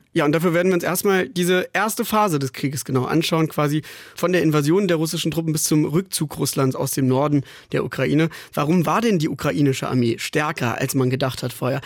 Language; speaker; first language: German; native; German